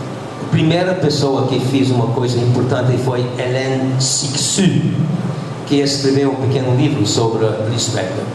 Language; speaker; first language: Portuguese; non-native, fluent; English